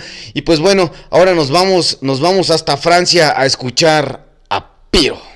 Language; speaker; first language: Spanish; native; Spanish